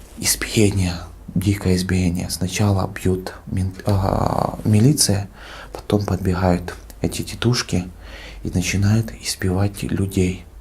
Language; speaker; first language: Russian; native; Russian